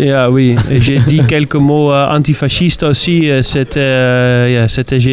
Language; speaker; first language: French; non-native, learner; Dutch